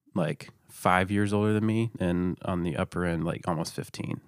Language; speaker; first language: English; native; English